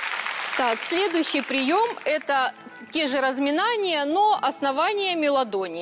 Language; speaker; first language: Russian; native; Russian